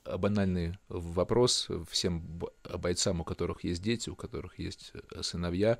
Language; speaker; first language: Russian; native; Russian